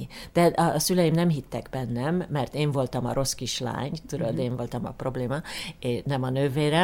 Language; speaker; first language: Hungarian; early bilingual, heritage; Hungarian